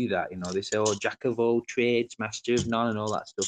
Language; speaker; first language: English; native; English